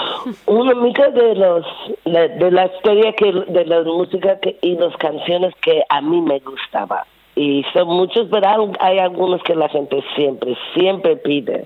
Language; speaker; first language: Spanish; non-native, fluent; English